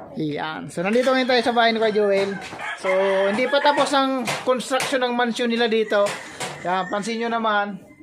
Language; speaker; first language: Filipino; native; Filipino